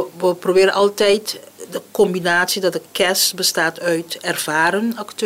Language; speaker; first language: Dutch; non-native, local second language; Papiamento